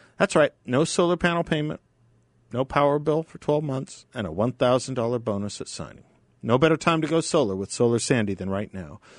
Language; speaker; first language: English; native; English